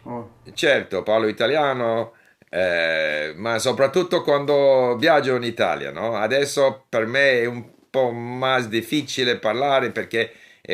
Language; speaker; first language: Italian; non-native, fluent; English